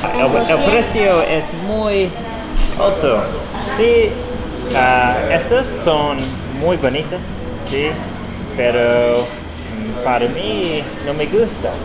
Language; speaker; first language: Spanish; non-native, learner; English